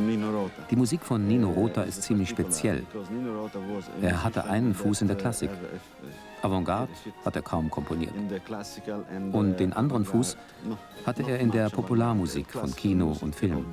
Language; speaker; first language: German; native; German